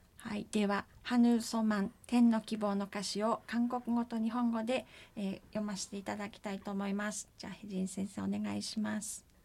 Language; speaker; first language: Japanese; native; Japanese